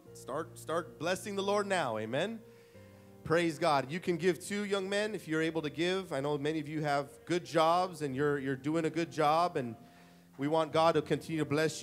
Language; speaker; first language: English; early bilingual, other home language; Spanish